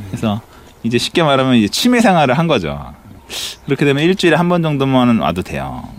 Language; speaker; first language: Korean; native; Korean